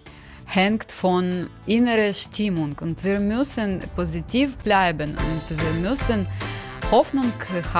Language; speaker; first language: German; non-native, learner; Ukrainian